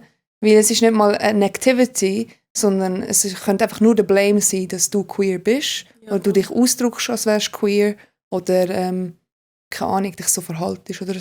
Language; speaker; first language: German; native; German